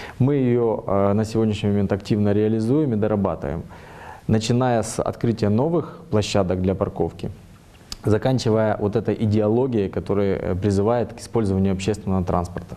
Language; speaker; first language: Russian; native; Russian